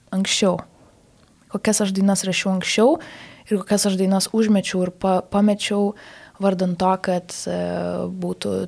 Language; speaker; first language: Lithuanian; native; Lithuanian